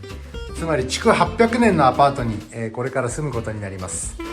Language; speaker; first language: Japanese; native; Japanese